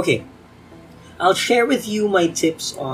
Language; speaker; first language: English; non-native, local second language; Filipino